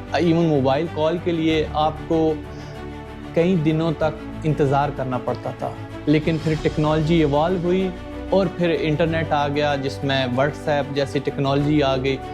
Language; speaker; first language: Urdu; native; Urdu